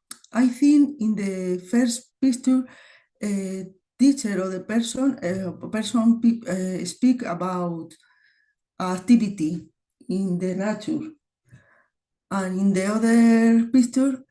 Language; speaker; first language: English; non-native, learner; Spanish